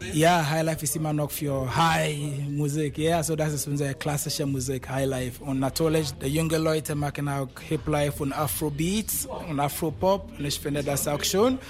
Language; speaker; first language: German; non-native, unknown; Akan